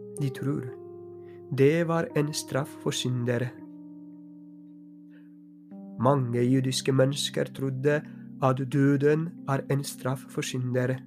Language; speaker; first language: Norwegian; non-native, fluent; Polish